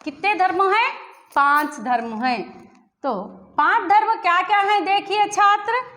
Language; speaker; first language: Hindi; non-native, local second language; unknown